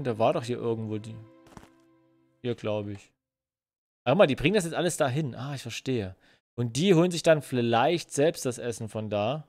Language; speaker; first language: German; native; German